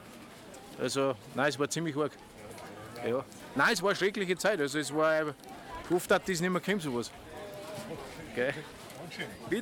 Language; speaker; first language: German; native; German